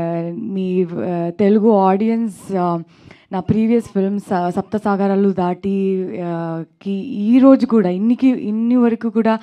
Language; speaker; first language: Telugu; non-native, learner; Kannada